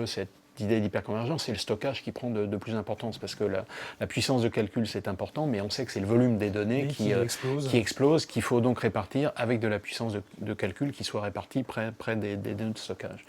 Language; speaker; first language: French; native; French